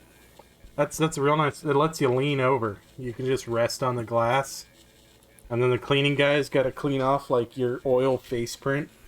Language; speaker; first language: English; native; English